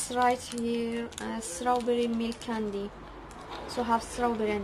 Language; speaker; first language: English; non-native, learner; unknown